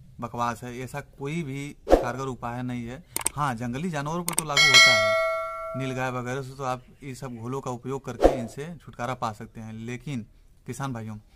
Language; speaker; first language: Hindi; native; Hindi